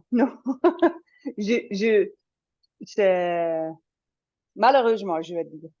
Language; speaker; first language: French; non-native, fluent; Dutch